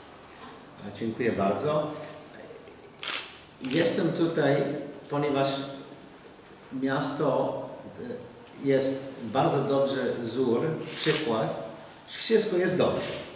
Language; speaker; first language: Polish; non-native, learner; English